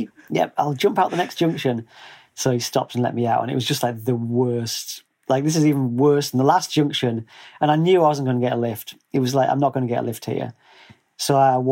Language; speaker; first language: English; native; English